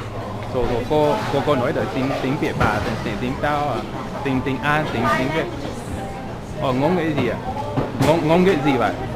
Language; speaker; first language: Vietnamese; non-native, learner; English